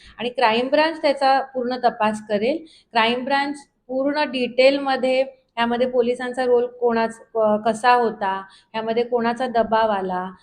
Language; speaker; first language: Marathi; native; Marathi